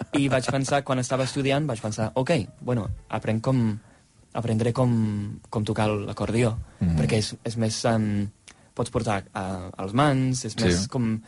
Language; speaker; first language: Catalan; non-native, fluent; English